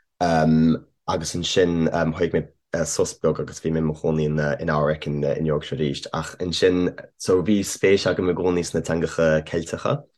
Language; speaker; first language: Irish; non-native, fluent; English